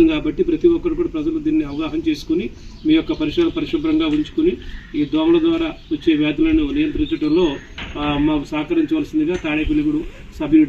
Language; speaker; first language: Telugu; native; Telugu